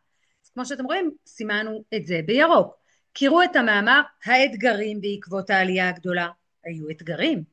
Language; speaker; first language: Hebrew; native; Hebrew